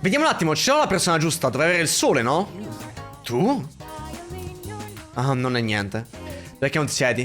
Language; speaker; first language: Italian; native; Italian